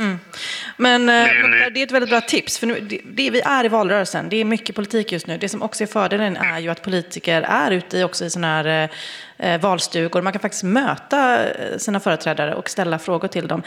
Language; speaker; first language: Swedish; native; Swedish